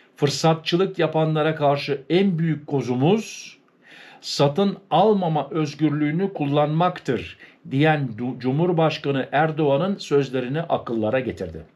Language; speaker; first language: Turkish; early bilingual, heritage; Turkish